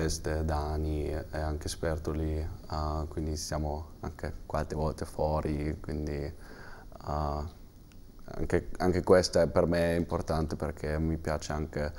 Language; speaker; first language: Italian; non-native, learner; German